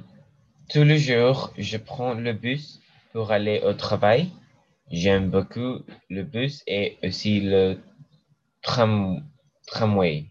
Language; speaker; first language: French; non-native, learner; English